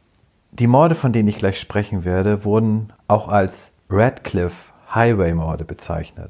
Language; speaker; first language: German; native; German